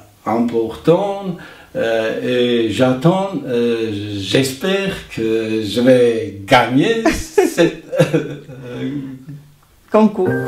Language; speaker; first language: French; non-native, learner; Armenian